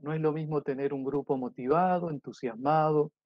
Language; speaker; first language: Spanish; native; Spanish